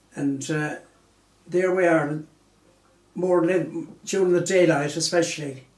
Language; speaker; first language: English; native; English